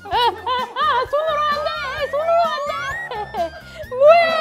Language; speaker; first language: Korean; non-native, learner; English